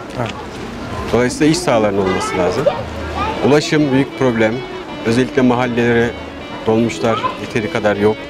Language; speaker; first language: Turkish; native; Turkish